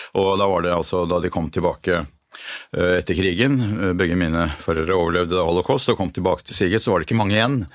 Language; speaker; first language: Norwegian; early bilingual, other home language; Hungarian